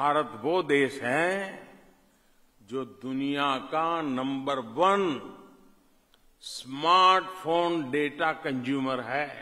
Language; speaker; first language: Hindi; non-native, local second language; Gujarati